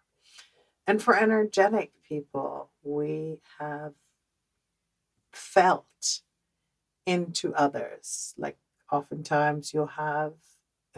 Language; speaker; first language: English; early bilingual, other home language; Dutch